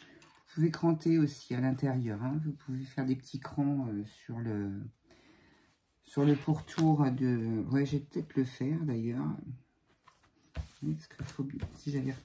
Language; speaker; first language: French; native; French